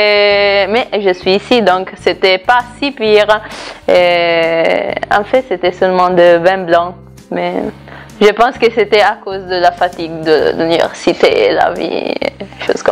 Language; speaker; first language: French; non-native, fluent; Italian